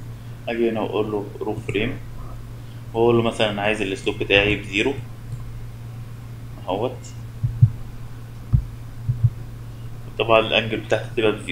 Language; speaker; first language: Arabic; native; Arabic